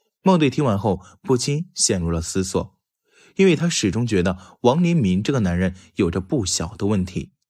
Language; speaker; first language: Chinese; native; Chinese